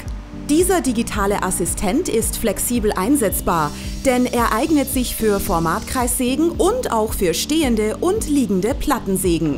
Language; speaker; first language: German; native; German